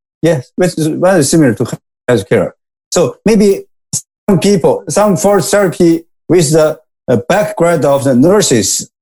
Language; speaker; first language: English; non-native, learner; Japanese